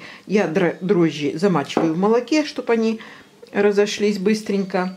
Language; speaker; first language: Russian; native; Russian